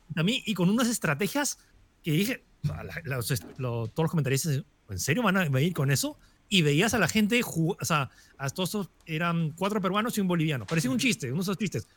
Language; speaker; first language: Spanish; early bilingual, other home language; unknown